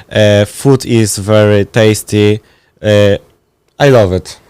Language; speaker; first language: English; non-native, learner; Polish